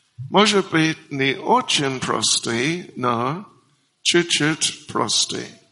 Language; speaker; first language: Russian; non-native, learner; English